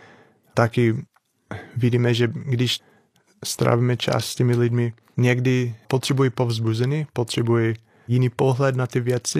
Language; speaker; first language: Czech; non-native, fluent; English